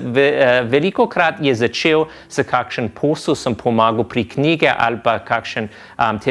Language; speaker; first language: Slovenian; non-native, fluent; English